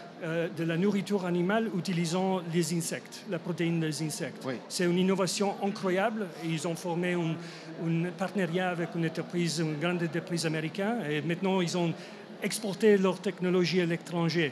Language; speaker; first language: French; non-native, fluent; English